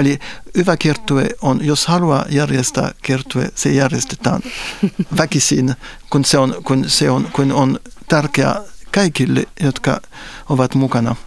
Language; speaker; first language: Finnish; non-native, fluent; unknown